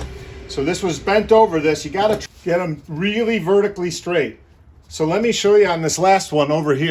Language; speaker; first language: English; native; English